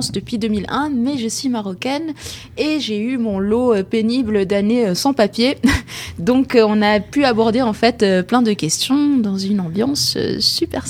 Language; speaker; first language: French; non-native, local second language; Arabic